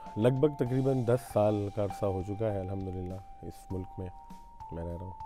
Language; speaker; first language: Urdu; non-native, local second language; Punjabi